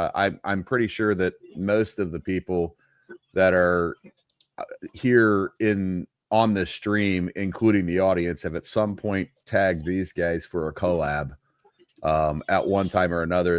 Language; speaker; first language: English; native; English